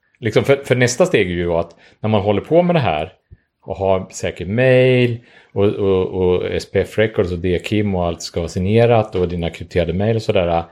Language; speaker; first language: Swedish; native; Swedish